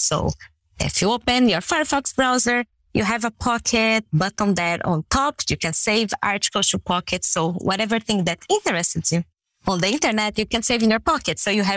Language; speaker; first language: English; non-native, fluent; Portuguese